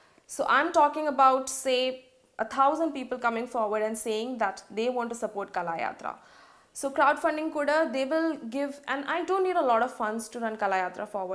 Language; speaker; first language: English; non-native, local second language; Malayalam